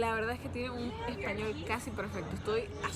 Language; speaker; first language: Spanish; native; Spanish